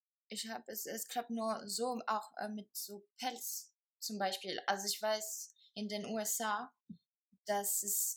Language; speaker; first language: German; non-native, fluent; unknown